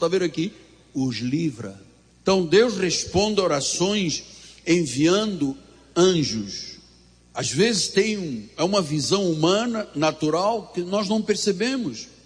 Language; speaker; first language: Portuguese; native; Portuguese